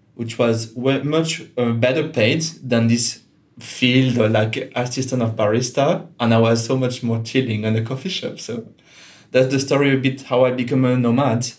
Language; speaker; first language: English; non-native, fluent; French